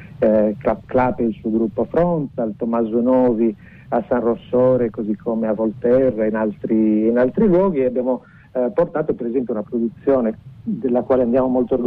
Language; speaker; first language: Italian; native; Italian